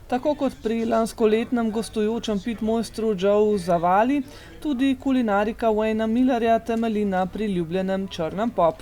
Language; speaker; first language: Slovenian; native; Slovenian